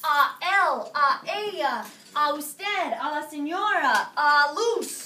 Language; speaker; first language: Spanish; non-native, fluent; English